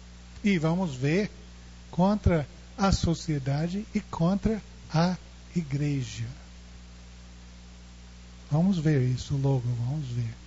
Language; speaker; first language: Portuguese; non-native, fluent; English